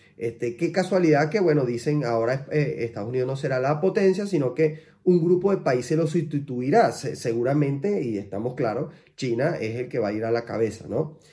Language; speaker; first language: Spanish; native; Spanish